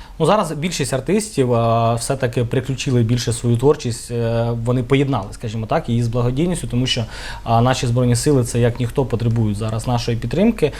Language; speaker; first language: Ukrainian; native; Ukrainian